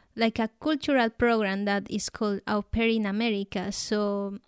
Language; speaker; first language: English; non-native, fluent; Spanish